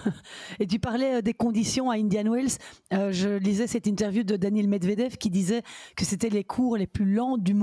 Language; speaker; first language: French; native; French